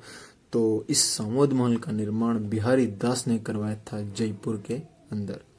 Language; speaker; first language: Hindi; native; Hindi